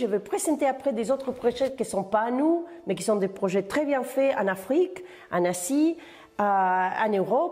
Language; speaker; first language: French; non-native, fluent; Spanish